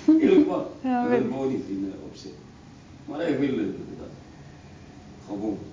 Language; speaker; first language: Dutch; non-native, learner; Arabic